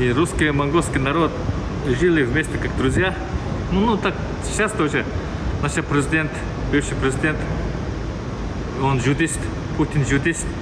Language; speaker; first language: Russian; non-native, learner; Mongolian